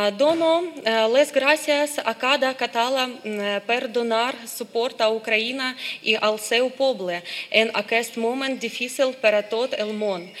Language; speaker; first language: Catalan; non-native, learner; Ukrainian